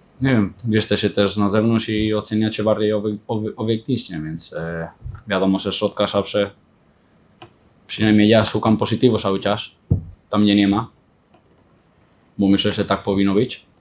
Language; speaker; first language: Polish; non-native, fluent; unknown